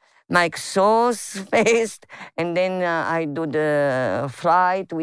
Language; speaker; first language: English; non-native, learner; Italian